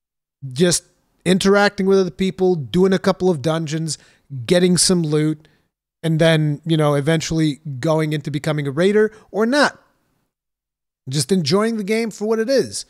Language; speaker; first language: English; native; English